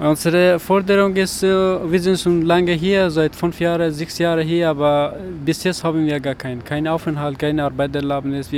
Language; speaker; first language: German; non-native, learner; Persian